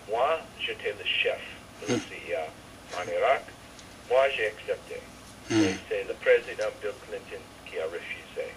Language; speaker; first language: French; non-native, fluent; English